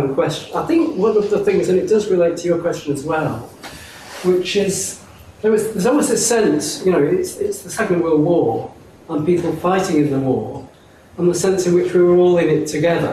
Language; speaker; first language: English; native; English